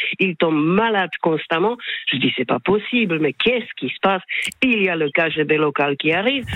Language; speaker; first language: French; non-native, fluent; Slovak